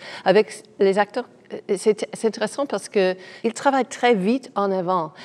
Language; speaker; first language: French; non-native, fluent; English